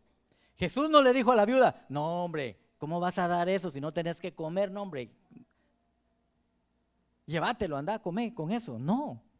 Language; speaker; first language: Spanish; native; Spanish